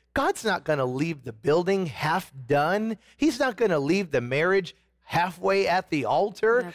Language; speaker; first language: English; native; English